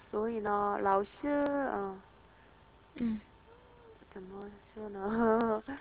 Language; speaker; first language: Chinese; non-native, learner; Korean